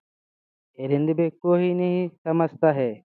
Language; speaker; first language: Hindi; non-native, learner; Bangla